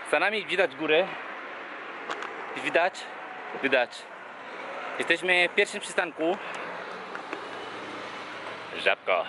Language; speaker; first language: Polish; non-native, learner; Spanish